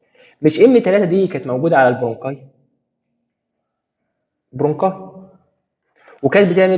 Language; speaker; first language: Arabic; native; Arabic